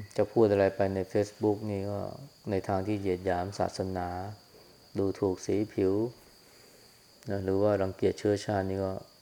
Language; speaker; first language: Thai; native; Thai